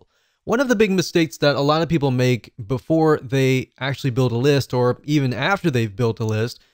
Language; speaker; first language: English; native; English